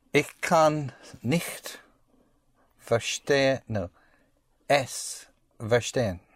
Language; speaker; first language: German; non-native, learner; English